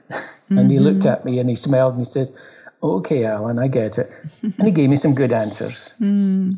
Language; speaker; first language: English; native; English